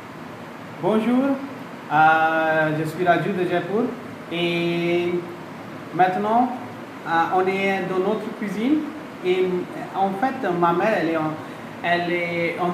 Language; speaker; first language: French; non-native, fluent; Hindi